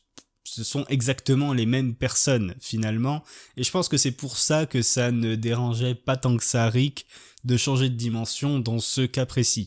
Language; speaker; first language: French; native; French